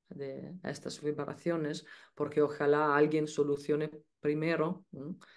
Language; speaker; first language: Spanish; non-native, fluent; Italian